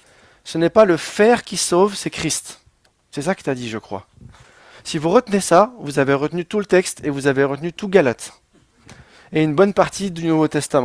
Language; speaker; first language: French; native; French